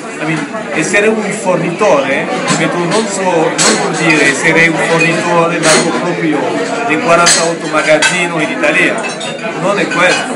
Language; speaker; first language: Italian; non-native, fluent; French